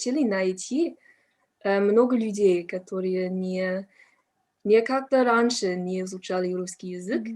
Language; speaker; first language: Russian; non-native, learner; English